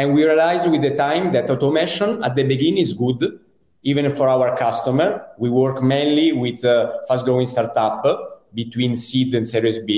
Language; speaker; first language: English; non-native, fluent; Italian